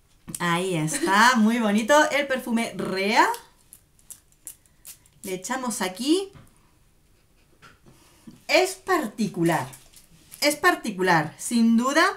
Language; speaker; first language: Spanish; native; Spanish